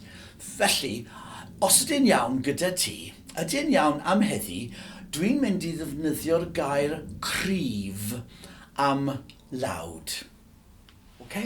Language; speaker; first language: Welsh; non-native, local second language; English